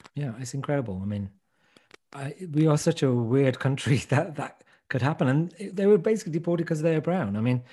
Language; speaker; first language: English; native; English